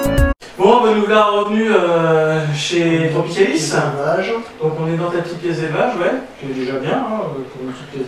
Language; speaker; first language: French; native; French